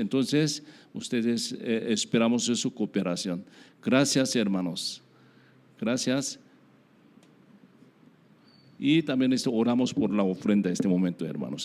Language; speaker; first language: Spanish; non-native, learner; Korean